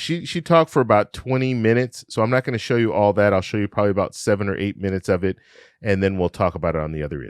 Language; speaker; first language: English; native; English